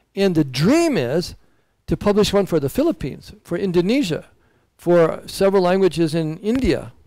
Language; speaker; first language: English; native; English